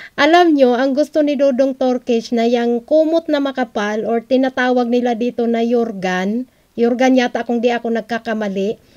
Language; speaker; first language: Filipino; non-native, local second language; Cebuano